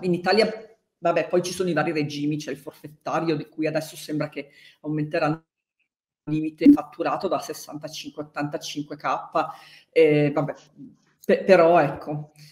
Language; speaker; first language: Italian; native; Italian